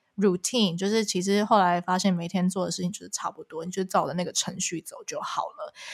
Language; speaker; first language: Chinese; early bilingual, heritage; Chinese